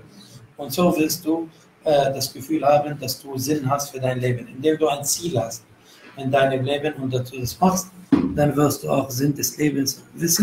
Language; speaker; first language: German; non-native, fluent; Arabic